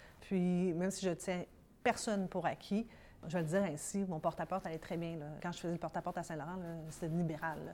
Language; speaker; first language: French; early bilingual, other home language; Arabic